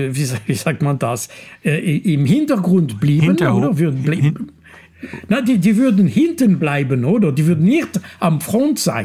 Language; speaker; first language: German; non-native, local second language; French